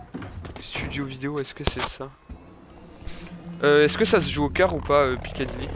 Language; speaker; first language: French; native; French